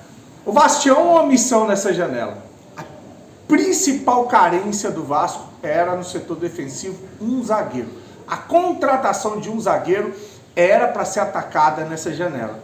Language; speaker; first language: Portuguese; native; Portuguese